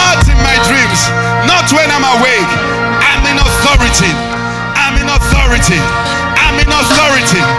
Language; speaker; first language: English; non-native, local second language; Igbo